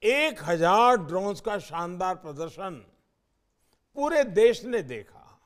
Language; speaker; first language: Hindi; non-native, local second language; Gujarati